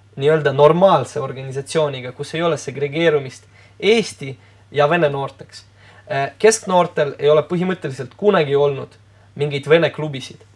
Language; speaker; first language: Estonian; non-native, local second language; Russian